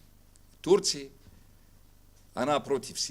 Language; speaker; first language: Russian; non-native, fluent; Arabic